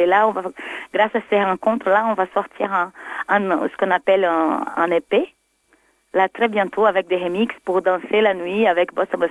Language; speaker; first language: French; non-native, fluent; Portuguese